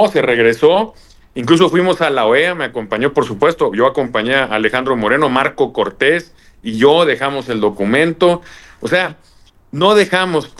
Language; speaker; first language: Spanish; native; Spanish